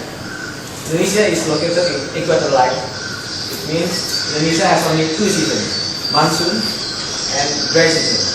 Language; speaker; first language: English; non-native, local second language; Indonesian